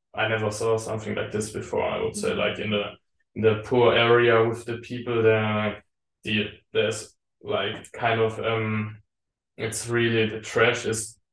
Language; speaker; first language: English; non-native, learner; German